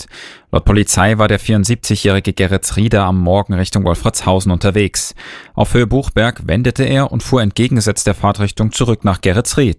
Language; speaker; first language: German; native; German